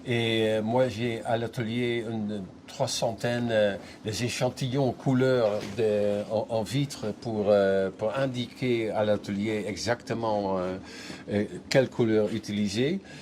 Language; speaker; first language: French; non-native, fluent; Dutch